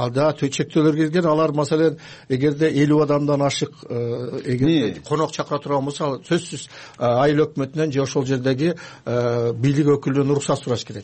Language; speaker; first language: Kyrgyz; native; Kyrgyz